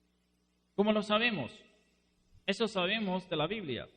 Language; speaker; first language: Spanish; non-native, fluent; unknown